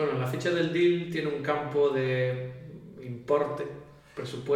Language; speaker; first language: Spanish; native; Spanish